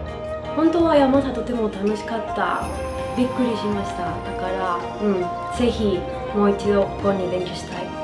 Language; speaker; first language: Japanese; non-native, learner; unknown